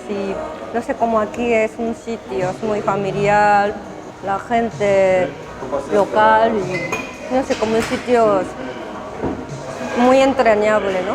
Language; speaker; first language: Spanish; non-native, fluent; Japanese